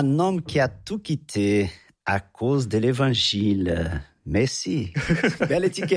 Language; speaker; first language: French; non-native, fluent; Portuguese